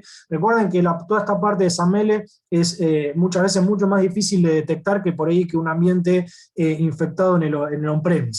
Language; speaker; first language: Spanish; native; Spanish